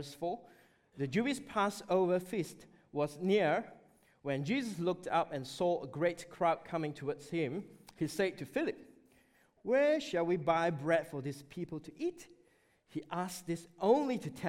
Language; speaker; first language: English; non-native, local second language; Chinese